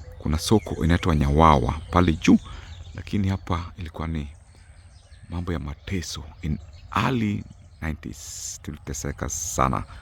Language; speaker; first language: Swahili; non-native, local second language; Luo (Kenya and Tanzania)